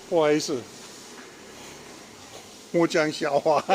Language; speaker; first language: Chinese; non-native, learner; English